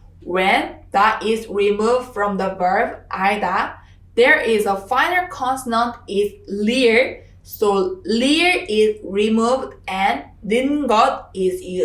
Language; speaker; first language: English; non-native, fluent; Korean